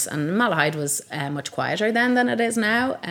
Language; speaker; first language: English; native; English